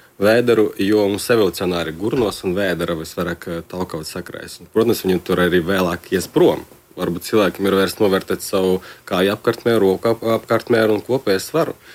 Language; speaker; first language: Latvian; non-native, local second language; Russian